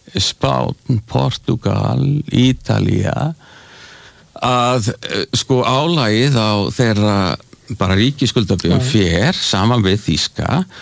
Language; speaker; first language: Icelandic; native; Icelandic